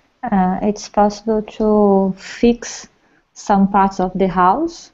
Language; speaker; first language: English; non-native, learner; Portuguese